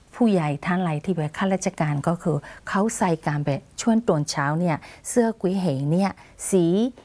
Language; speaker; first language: Thai; non-native, fluent; Burmese